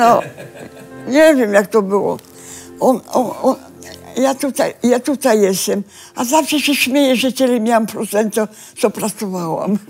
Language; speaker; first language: Polish; early bilingual, heritage; Polish